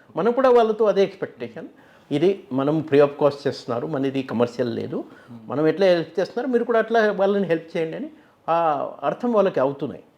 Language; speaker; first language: Telugu; non-native, fluent; Marathi